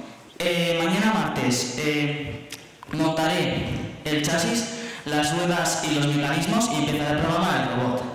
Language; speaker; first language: Spanish; native; Spanish